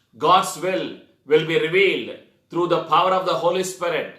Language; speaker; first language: English; non-native, local second language; Telugu